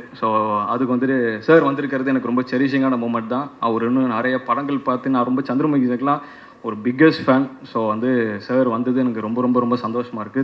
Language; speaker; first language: Tamil; native; Tamil